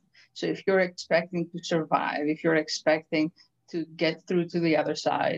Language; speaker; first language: English; early bilingual, other home language; Greek